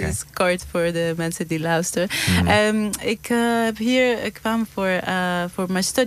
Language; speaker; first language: Dutch; non-native, learner; Greek